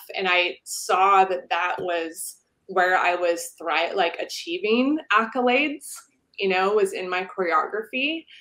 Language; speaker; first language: English; native; English